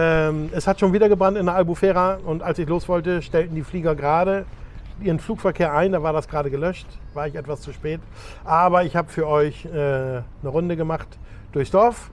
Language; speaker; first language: German; native; German